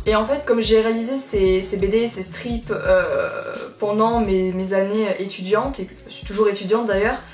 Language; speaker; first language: French; native; French